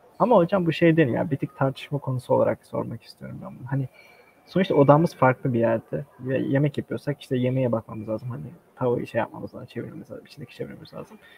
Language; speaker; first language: Turkish; native; Turkish